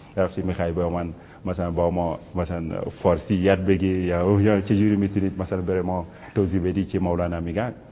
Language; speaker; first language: Persian; non-native, fluent; Wolof